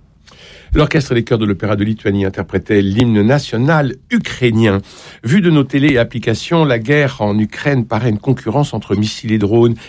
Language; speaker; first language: French; native; French